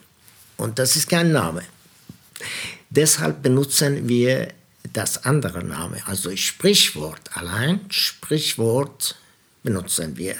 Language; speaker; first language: German; non-native, fluent; Persian